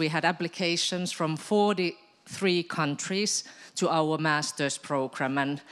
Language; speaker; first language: English; non-native, fluent; Finnish